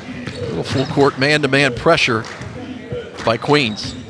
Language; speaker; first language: English; native; English